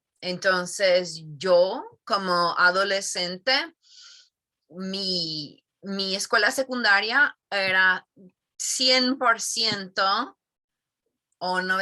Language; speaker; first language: Spanish; non-native, fluent; English